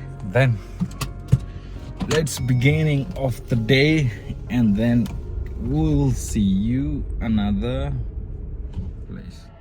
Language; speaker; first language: English; non-native, local second language; Bangla